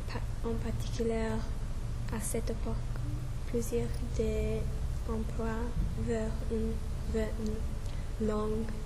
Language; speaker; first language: French; non-native, learner; English